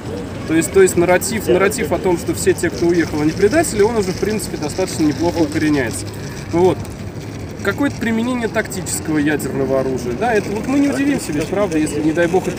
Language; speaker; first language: Russian; native; Russian